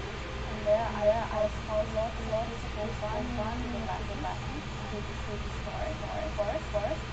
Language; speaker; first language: English; non-native, learner; Ukrainian